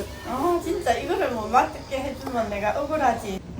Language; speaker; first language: Korean; native; Korean